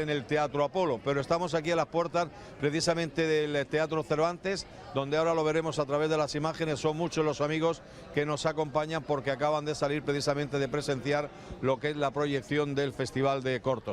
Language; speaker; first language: Spanish; native; Spanish